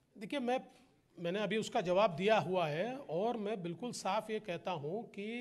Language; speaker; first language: Hindi; non-native, local second language; Marathi